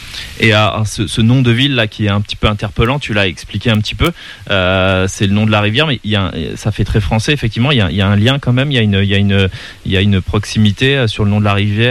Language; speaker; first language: French; native; French